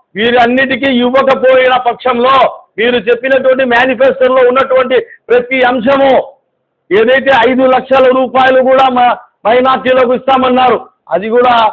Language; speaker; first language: Telugu; non-native, local second language; Urdu